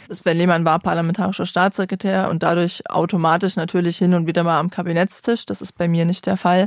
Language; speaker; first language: German; native; German